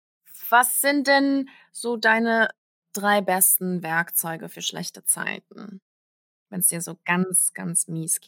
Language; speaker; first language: German; native; German